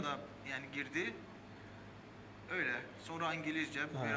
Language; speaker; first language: Turkish; early bilingual, heritage; Armenian